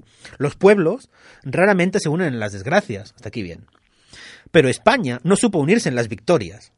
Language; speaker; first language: Spanish; non-native, local second language; Catalan